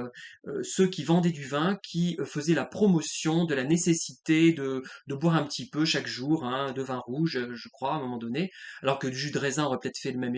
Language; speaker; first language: French; native; French